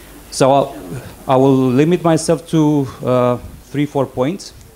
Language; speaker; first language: English; non-native, fluent; Romanian